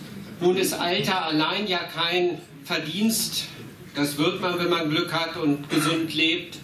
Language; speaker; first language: German; native; German